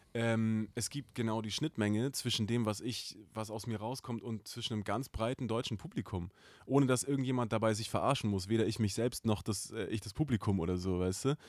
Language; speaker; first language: German; native; German